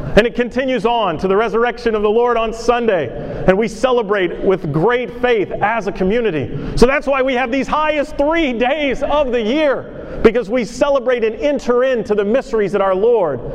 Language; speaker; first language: English; native; English